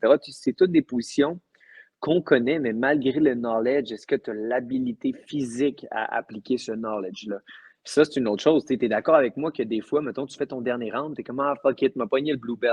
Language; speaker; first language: French; native; French